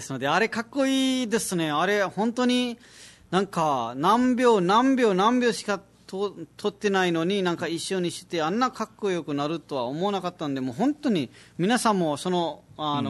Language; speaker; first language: Japanese; non-native, fluent; Nepali